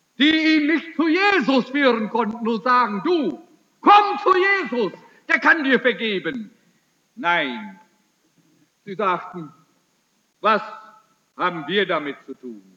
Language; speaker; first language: German; early bilingual, heritage; German